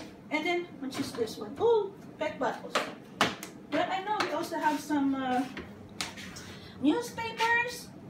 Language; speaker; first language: English; non-native, local second language; Filipino